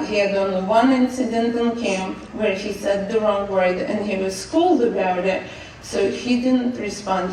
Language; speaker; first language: English; non-native, fluent; Russian